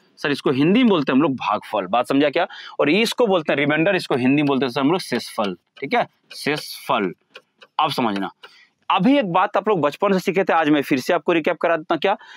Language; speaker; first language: Hindi; native; Hindi